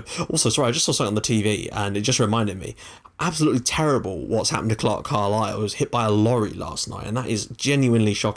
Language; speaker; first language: English; native; English